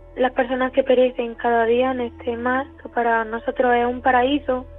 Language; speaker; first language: Spanish; native; Spanish